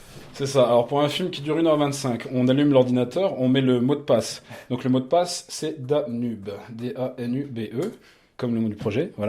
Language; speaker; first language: French; native; French